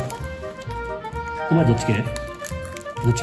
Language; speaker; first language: Japanese; native; Japanese